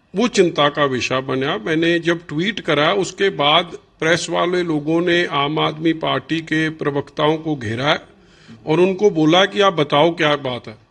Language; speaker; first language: Hindi; non-native, local second language; Punjabi